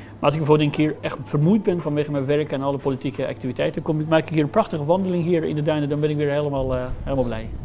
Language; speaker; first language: Dutch; non-native, fluent; Persian